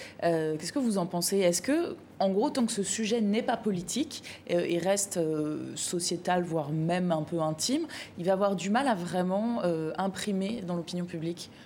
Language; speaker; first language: French; native; French